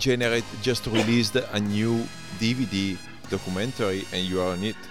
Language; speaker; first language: English; non-native, fluent; Italian